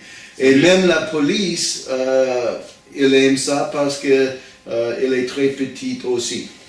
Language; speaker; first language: French; non-native, learner; English